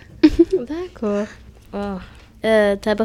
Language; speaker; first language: French; non-native, learner; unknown